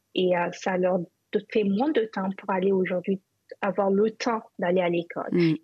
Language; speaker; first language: French; non-native, local second language; Hausa